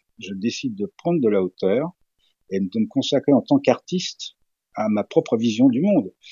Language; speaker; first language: French; early bilingual, other home language; Serbian